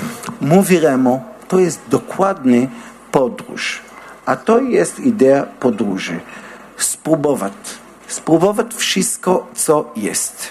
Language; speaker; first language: Polish; non-native, learner; Hebrew